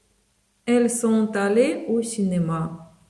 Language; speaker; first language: French; non-native, fluent; Ukrainian